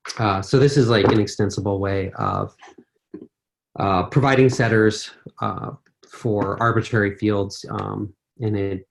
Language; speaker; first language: English; native; English